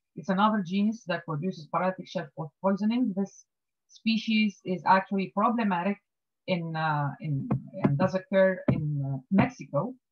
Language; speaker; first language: English; non-native, fluent; Arabic